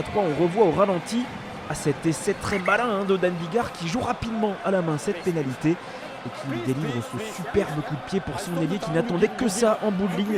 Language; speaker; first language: French; native; French